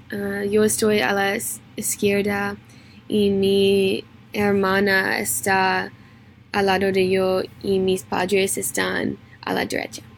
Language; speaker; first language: Spanish; non-native, learner; English